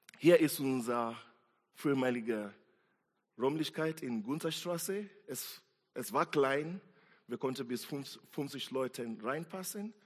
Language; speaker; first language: German; non-native, fluent; Swahili